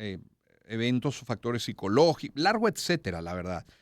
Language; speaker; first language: Spanish; native; Spanish